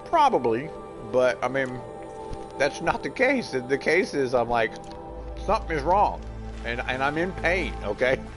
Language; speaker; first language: English; native; English